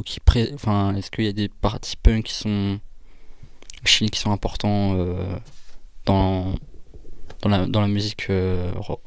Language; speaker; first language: French; native; French